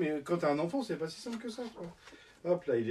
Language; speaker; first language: French; native; French